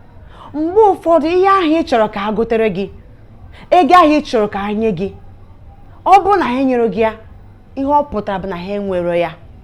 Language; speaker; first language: Igbo; native; Igbo